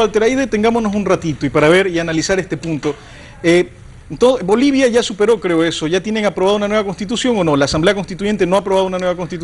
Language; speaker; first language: Spanish; native; Spanish